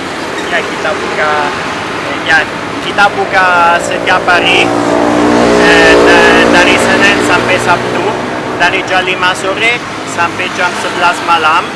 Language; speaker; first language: Indonesian; non-native, learner; Italian